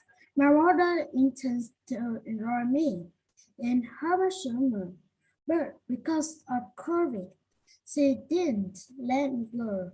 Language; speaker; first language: English; non-native, learner; Vietnamese